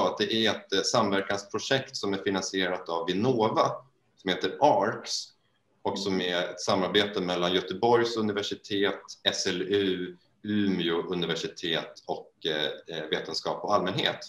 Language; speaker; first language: Swedish; native; Swedish